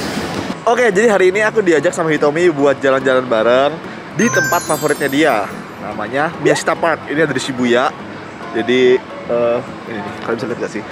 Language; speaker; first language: Indonesian; native; Indonesian